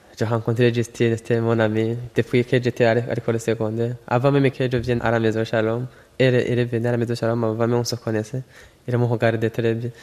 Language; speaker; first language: French; non-native, local second language; Rundi